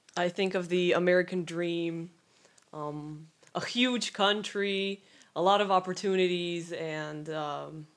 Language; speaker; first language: English; non-native, fluent; Polish